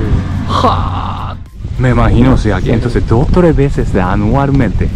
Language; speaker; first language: Spanish; non-native, learner; Japanese